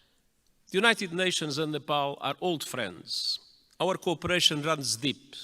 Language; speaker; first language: English; non-native, fluent; Portuguese